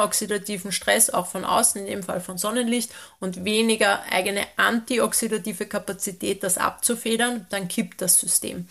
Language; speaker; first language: German; native; German